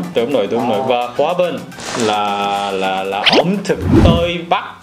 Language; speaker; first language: Vietnamese; non-native, learner; Korean